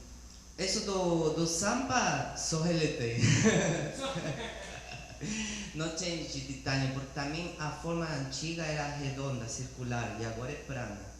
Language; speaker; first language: Portuguese; non-native, learner; Spanish